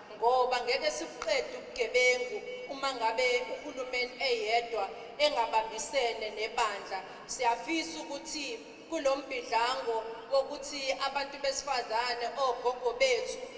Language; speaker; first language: Zulu; native; Zulu